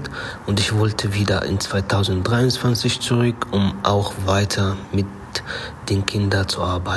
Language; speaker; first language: German; non-native, fluent; Arabic